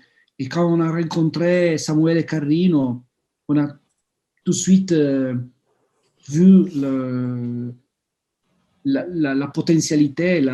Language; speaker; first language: French; non-native, fluent; Italian